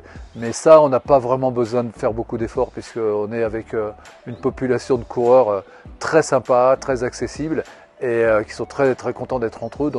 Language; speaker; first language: French; native; French